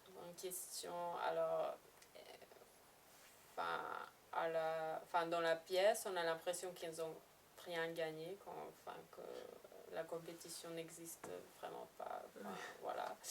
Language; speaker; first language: French; non-native, fluent; Serbian